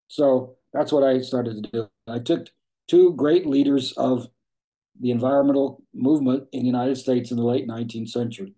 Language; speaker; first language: English; native; English